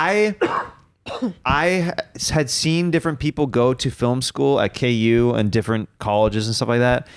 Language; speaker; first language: English; native; English